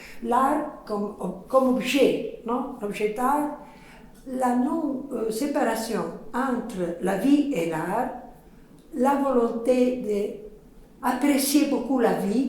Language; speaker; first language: French; non-native, fluent; Italian